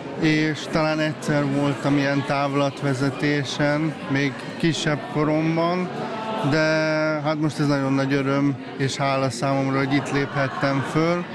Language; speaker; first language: Hungarian; native; Hungarian